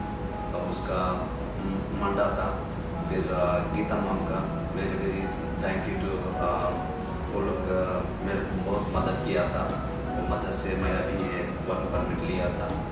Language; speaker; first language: Hindi; non-native, local second language; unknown